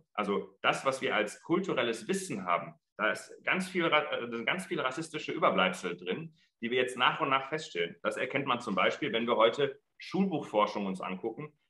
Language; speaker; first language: German; early bilingual, other home language; Arabic